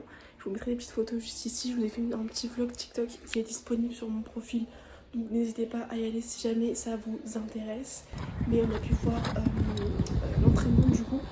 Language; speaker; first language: French; native; French